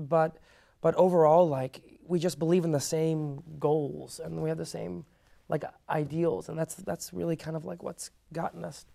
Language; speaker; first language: English; early bilingual, other home language; Persian